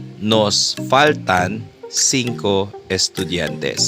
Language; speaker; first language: Spanish; non-native, fluent; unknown